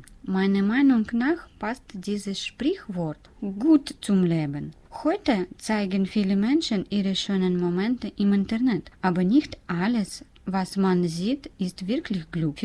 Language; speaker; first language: German; non-native, learner; Russian